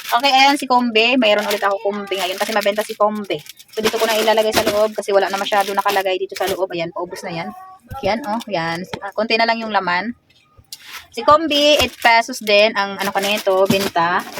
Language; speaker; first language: Filipino; non-native, local second language; Waray